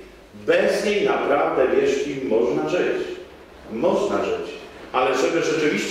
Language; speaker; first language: Polish; native; Polish